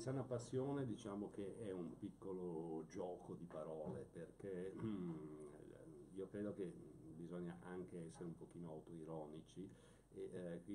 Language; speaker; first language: Italian; native; Italian